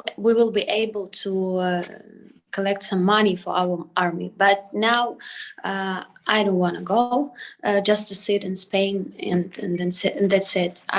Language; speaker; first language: English; non-native, learner; Ukrainian